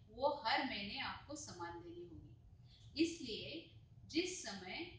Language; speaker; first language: Hindi; non-native, local second language; Marathi